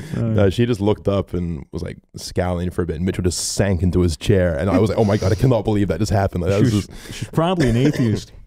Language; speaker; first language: English; native; English